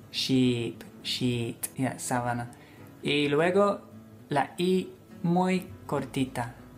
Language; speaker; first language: Spanish; non-native, fluent; English